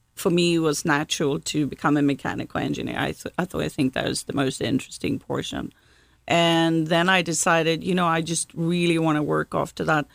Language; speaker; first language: English; non-native, fluent; Swedish